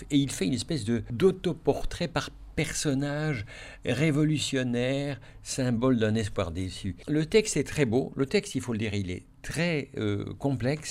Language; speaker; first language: French; native; French